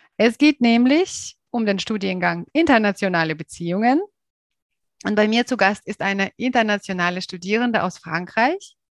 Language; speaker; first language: German; native; German